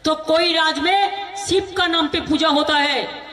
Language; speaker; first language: Hindi; non-native, local second language; Bangla